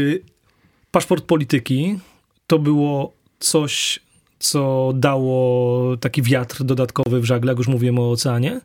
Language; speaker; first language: Polish; native; Polish